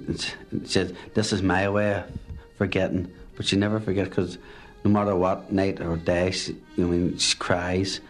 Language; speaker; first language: English; native; English